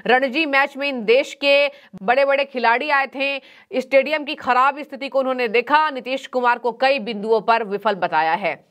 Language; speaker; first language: Hindi; native; Hindi